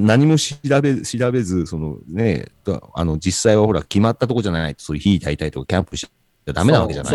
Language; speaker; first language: Japanese; native; Japanese